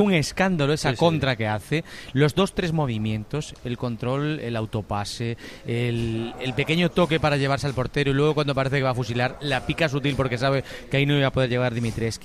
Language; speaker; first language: Spanish; native; Spanish